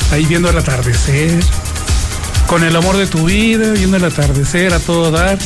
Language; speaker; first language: Spanish; early bilingual, other home language; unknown